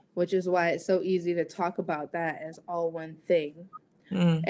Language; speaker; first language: English; native; English